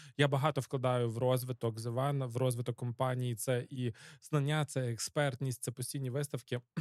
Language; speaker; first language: Ukrainian; native; Ukrainian